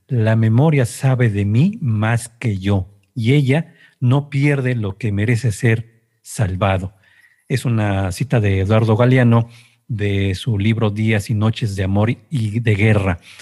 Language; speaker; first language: Spanish; native; Spanish